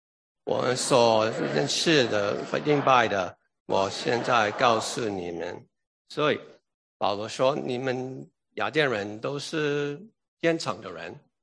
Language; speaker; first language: Chinese; early bilingual, heritage; English